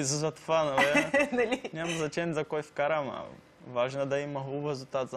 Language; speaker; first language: Bulgarian; non-native, learner; Portuguese